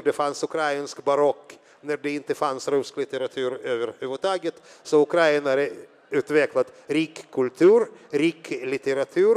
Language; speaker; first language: Swedish; non-native, fluent; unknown